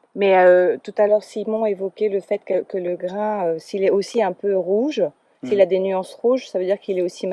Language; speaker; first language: French; native; French